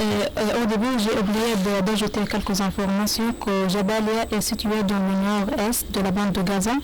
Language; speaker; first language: French; non-native, learner; Arabic